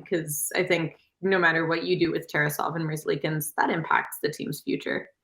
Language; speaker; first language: English; native; English